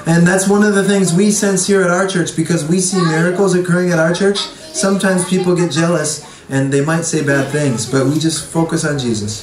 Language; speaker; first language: English; native; English